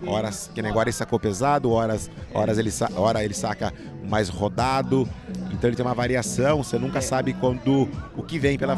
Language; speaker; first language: Portuguese; native; Portuguese